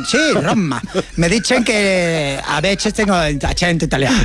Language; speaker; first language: Spanish; native; Spanish